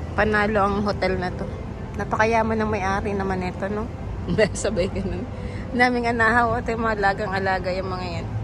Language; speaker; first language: Filipino; native; Filipino